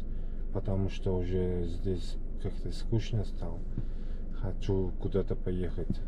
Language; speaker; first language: Russian; non-native, fluent; Uzbek